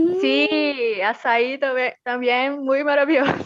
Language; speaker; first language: Spanish; non-native, learner; Portuguese